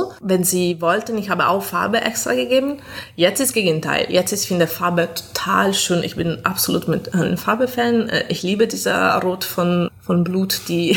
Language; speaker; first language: German; non-native, fluent; Italian